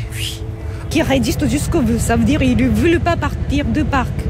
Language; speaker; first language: French; non-native, fluent; Japanese